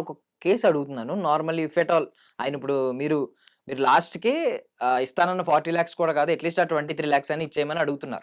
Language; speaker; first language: Telugu; native; Telugu